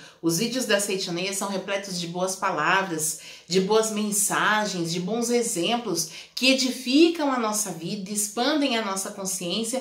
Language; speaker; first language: Portuguese; native; Portuguese